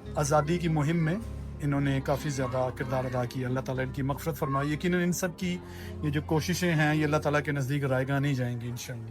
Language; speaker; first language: Urdu; native; Urdu